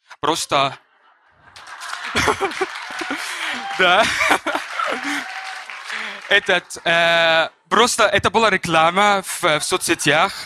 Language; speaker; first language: Russian; non-native, learner; Arabic